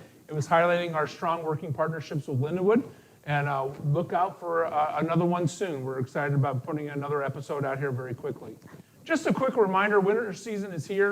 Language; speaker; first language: English; native; English